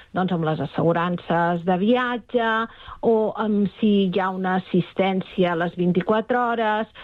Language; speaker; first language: Catalan; native; Catalan